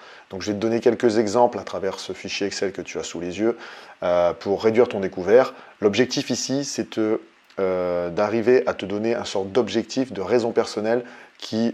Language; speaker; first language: French; native; French